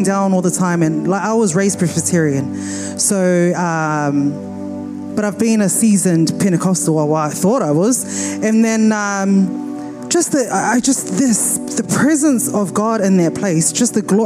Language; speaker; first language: English; native; English